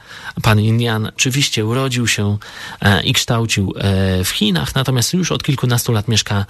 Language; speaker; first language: Polish; native; Polish